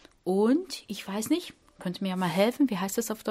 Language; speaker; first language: German; non-native, fluent; Portuguese